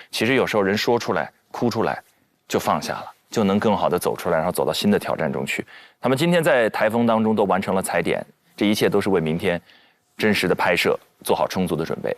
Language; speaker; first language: Chinese; native; Chinese